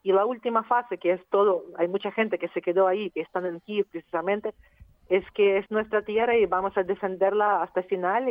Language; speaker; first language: Spanish; non-native, fluent; Ukrainian